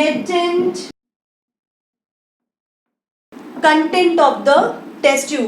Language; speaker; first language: English; non-native, local second language; Hindi